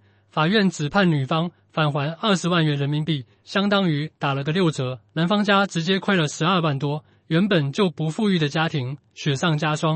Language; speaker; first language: Chinese; native; Chinese